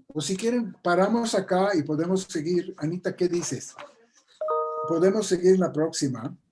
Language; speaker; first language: Spanish; non-native, fluent; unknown